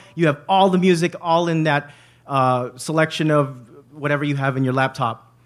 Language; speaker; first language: English; native; English